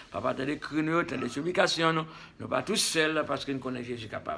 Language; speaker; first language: French; non-native, local second language; Haitian Creole